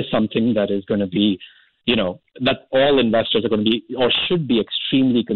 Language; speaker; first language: English; non-native, local second language; Hindi